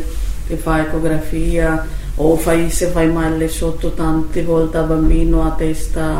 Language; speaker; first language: Italian; non-native, learner; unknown